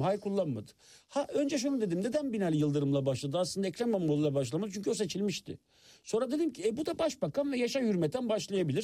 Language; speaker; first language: Turkish; native; Turkish